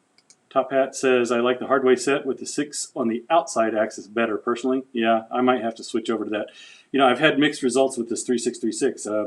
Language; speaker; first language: English; native; English